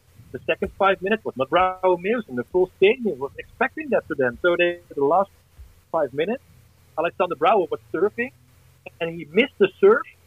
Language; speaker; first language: English; non-native, fluent; Dutch